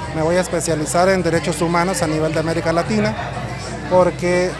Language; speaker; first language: Spanish; non-native, local second language; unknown